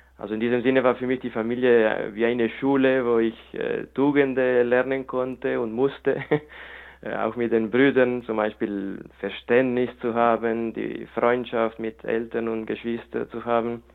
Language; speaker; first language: German; non-native, local second language; Italian